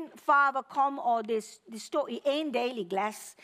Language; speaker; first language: Danish; non-native, fluent; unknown